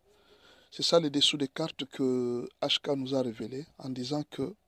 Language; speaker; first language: French; non-native, local second language; Lingala